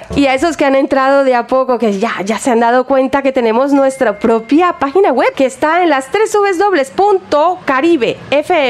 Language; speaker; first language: Spanish; native; Spanish